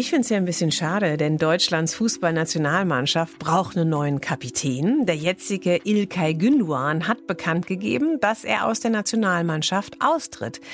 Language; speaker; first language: German; native; German